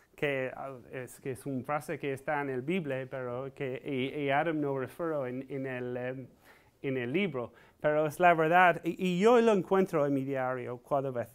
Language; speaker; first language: Spanish; non-native, fluent; English